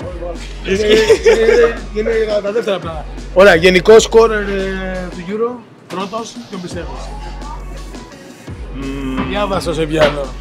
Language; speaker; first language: Greek; native; Greek